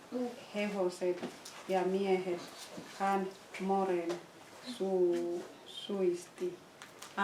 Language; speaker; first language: Finnish; non-native, fluent; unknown